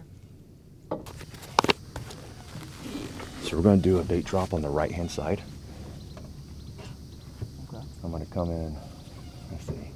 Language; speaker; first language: English; native; English